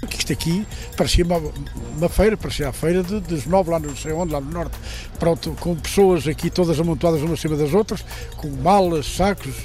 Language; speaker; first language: Portuguese; native; Portuguese